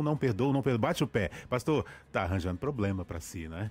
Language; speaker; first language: Portuguese; native; Portuguese